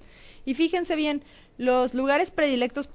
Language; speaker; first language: Spanish; native; Spanish